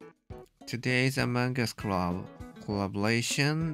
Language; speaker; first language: English; non-native, learner; Japanese